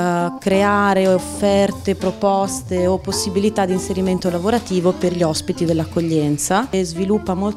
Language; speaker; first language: Italian; native; Italian